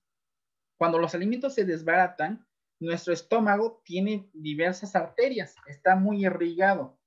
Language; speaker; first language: Spanish; native; Spanish